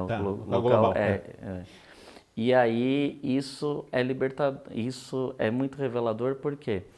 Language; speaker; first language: Portuguese; native; Portuguese